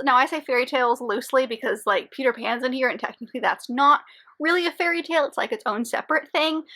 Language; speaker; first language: English; native; English